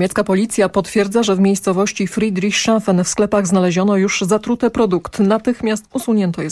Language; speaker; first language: Polish; native; Polish